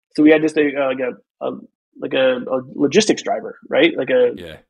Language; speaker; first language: English; native; English